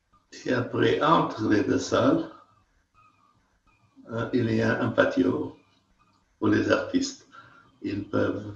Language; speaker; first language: French; non-native, fluent; Portuguese